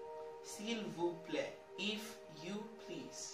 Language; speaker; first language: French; non-native, learner; English